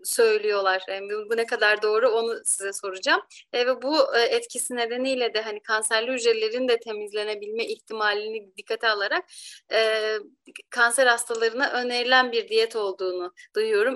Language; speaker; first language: Turkish; native; Turkish